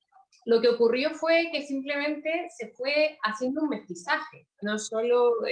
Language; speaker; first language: Spanish; native; Spanish